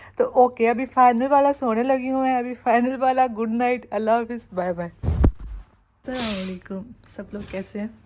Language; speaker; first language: Urdu; native; Urdu